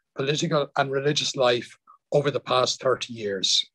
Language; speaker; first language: English; native; English